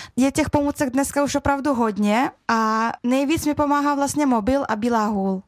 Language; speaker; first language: Czech; early bilingual, other home language; Russian